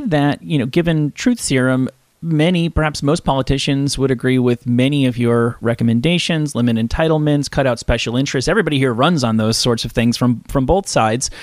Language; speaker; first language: English; native; English